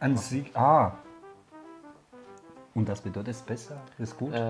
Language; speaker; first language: German; non-native, learner; Malagasy